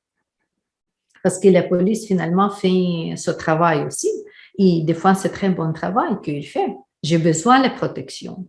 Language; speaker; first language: French; non-native, fluent; Ukrainian